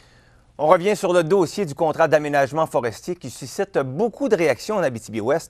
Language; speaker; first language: French; native; French